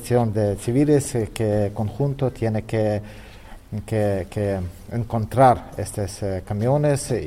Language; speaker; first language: Spanish; non-native, learner; Ukrainian